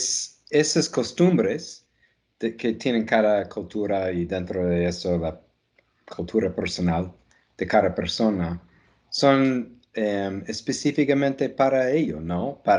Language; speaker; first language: Spanish; non-native, fluent; English